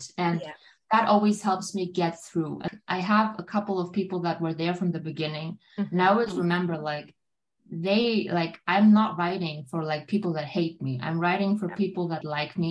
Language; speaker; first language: English; non-native, fluent; German